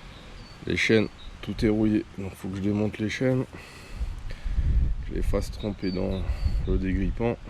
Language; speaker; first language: French; native; French